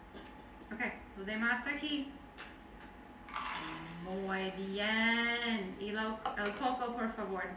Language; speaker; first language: Spanish; non-native, learner; English